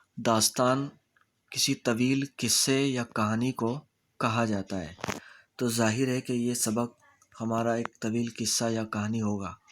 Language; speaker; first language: Urdu; native; Urdu